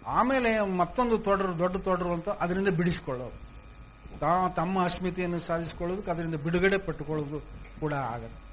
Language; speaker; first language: Kannada; native; Kannada